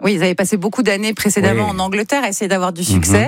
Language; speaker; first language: French; native; French